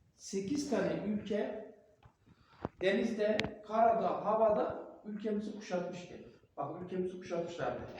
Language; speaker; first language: Turkish; non-native, local second language; Kurdish